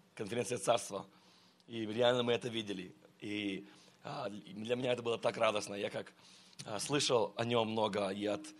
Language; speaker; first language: Russian; early bilingual, heritage; Russian